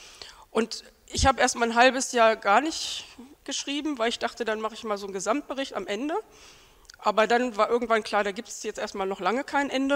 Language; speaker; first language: German; native; German